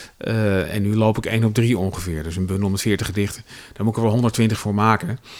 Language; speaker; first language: Dutch; native; Dutch